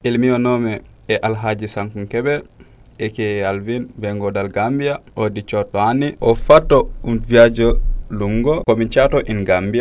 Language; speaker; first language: Italian; non-native, learner; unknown